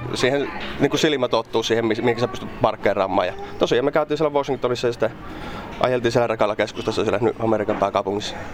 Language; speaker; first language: Finnish; native; Finnish